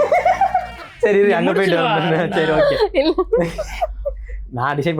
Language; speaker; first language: Tamil; native; Tamil